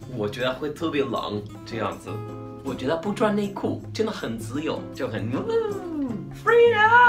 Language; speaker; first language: Chinese; non-native, fluent; Spanish